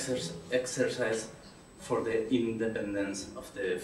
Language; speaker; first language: English; non-native, learner; Spanish